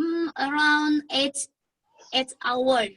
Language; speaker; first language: English; non-native, learner; Indonesian